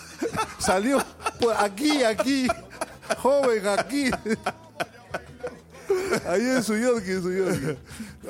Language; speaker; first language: Spanish; native; Spanish